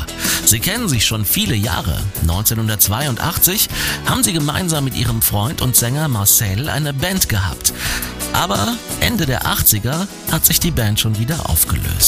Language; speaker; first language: German; native; German